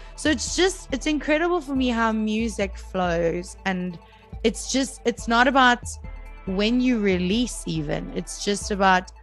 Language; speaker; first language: English; native; English